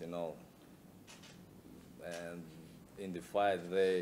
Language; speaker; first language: English; non-native, learner; Russian